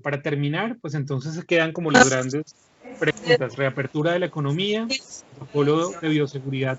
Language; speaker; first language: Spanish; native; Spanish